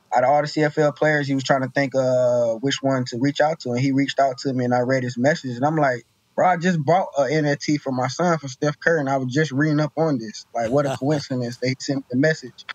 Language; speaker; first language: English; native; English